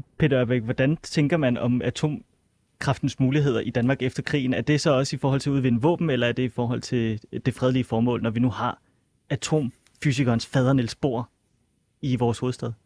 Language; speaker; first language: Danish; native; Danish